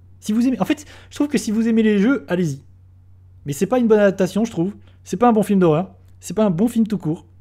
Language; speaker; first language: French; native; French